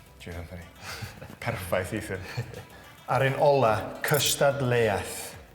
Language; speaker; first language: Welsh; native; Welsh